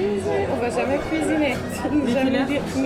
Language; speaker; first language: French; early bilingual, heritage; Hebrew